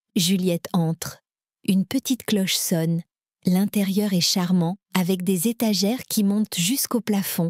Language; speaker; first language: French; native; French